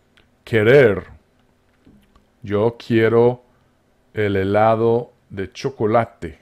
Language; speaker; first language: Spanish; non-native, fluent; English